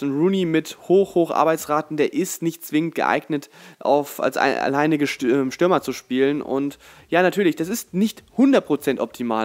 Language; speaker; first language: German; native; German